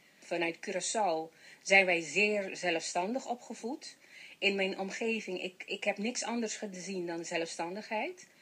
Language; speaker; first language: Dutch; non-native, local second language; Papiamento